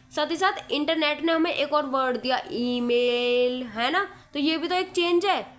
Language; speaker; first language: Hindi; native; Hindi